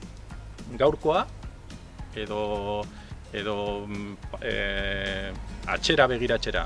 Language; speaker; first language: Basque; non-native, local second language; Spanish